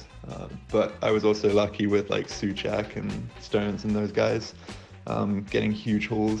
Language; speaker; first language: English; native; English